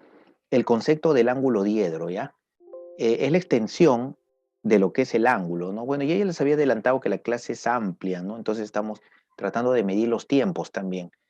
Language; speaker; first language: Spanish; native; Spanish